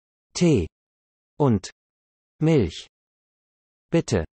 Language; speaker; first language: German; non-native, learner; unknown